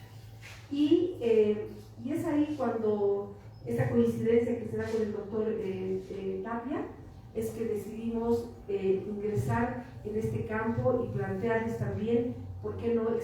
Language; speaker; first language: Spanish; native; Spanish